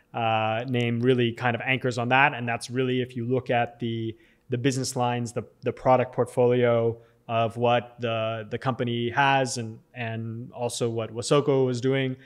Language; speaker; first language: English; native; English